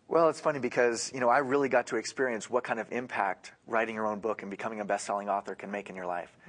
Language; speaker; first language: English; native; English